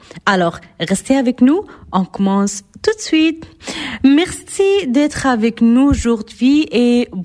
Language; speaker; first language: French; non-native, fluent; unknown